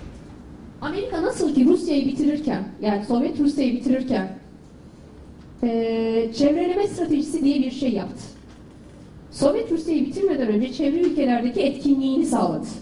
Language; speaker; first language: Turkish; native; Turkish